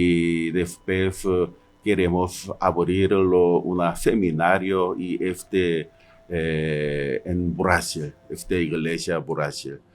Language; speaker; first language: Spanish; non-native, learner; Korean